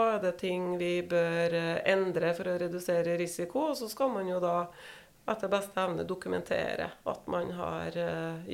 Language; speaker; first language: Norwegian; native; Norwegian